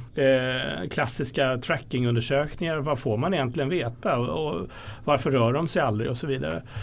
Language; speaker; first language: Swedish; native; Swedish